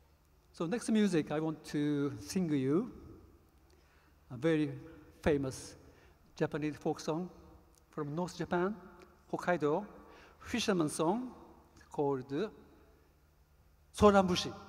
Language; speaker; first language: English; non-native, learner; Japanese